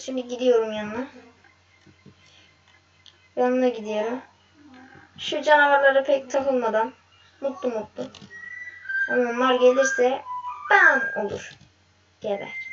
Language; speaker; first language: Turkish; native; Turkish